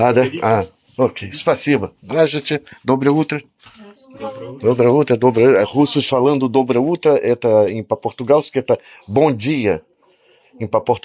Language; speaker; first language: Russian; non-native, learner; Portuguese